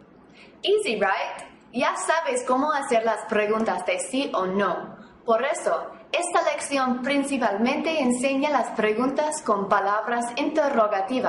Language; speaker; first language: Spanish; non-native, fluent; English